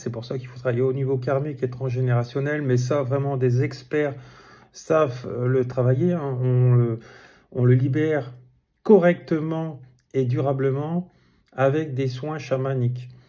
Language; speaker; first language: French; native; French